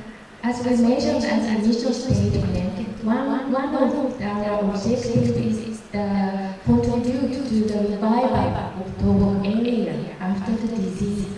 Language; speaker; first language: English; non-native, learner; Japanese